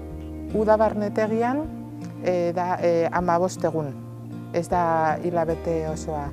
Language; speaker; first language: Basque; non-native, local second language; Spanish